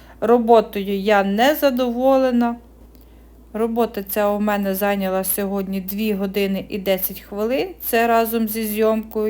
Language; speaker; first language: Ukrainian; native; Ukrainian